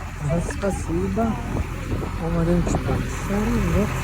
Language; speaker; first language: Russian; non-native, learner; Tajik